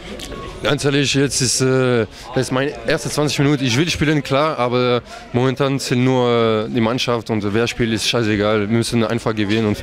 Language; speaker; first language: German; non-native, fluent; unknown